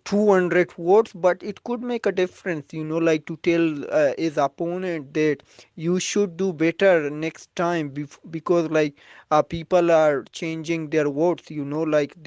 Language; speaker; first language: English; non-native, fluent; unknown